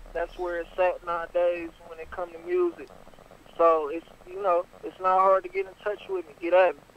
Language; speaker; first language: English; native; English